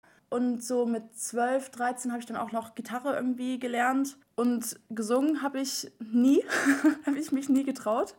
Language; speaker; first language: German; native; German